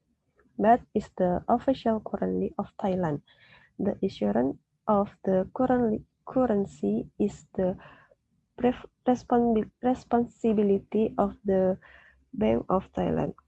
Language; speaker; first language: English; non-native, learner; Indonesian